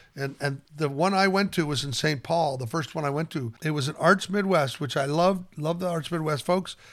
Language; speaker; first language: English; native; English